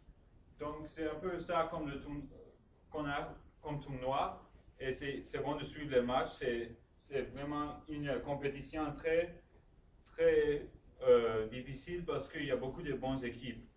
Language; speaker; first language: French; non-native, learner; English